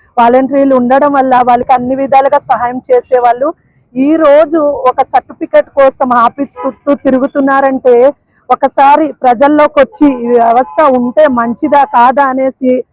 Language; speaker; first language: Telugu; native; Telugu